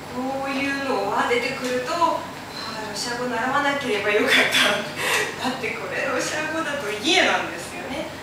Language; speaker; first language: Japanese; non-native, fluent; Ukrainian